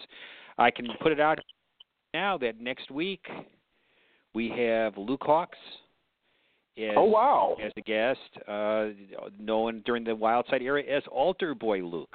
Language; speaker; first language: English; native; English